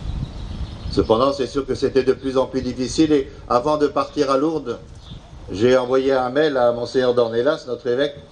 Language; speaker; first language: French; native; French